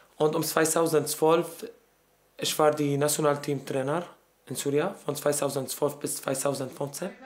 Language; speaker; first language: German; non-native, learner; Arabic